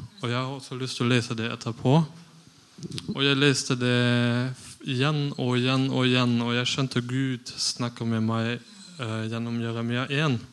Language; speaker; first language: Norwegian; non-native, fluent; German